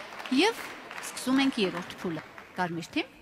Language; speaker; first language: Armenian; native; Armenian